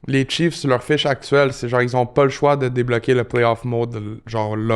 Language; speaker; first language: French; native; French